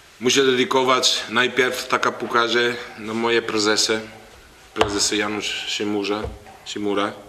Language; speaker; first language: Polish; non-native, learner; Italian